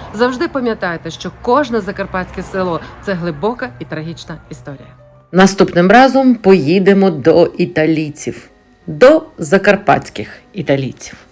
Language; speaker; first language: Ukrainian; native; Ukrainian